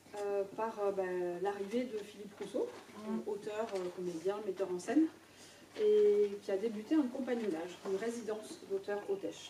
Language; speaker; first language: French; native; French